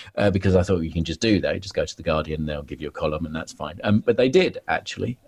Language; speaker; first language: English; native; English